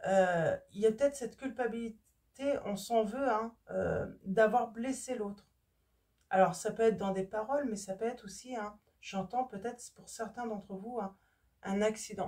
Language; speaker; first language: French; native; French